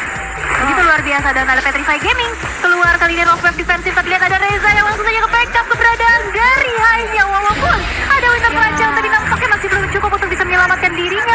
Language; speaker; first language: Indonesian; native; Indonesian